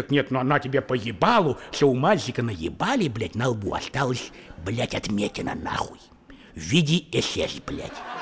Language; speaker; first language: Russian; native; Russian